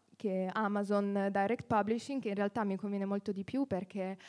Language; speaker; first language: Italian; early bilingual, heritage; Italian